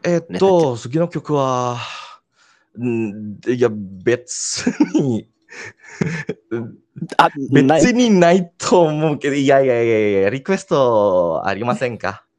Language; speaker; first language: Japanese; non-native, learner; Indonesian